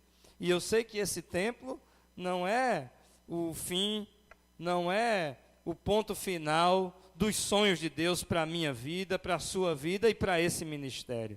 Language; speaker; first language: Portuguese; native; Portuguese